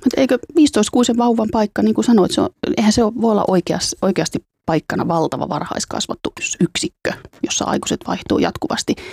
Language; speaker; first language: Finnish; native; Finnish